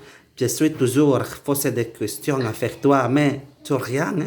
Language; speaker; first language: French; non-native, learner; Indonesian